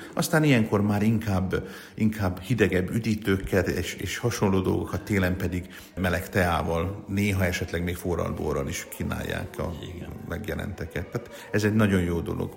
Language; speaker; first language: Hungarian; native; Hungarian